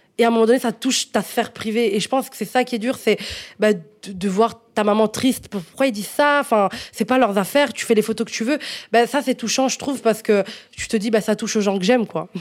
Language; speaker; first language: French; non-native, fluent; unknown